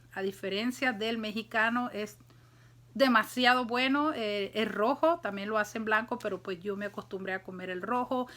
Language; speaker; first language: Spanish; native; Spanish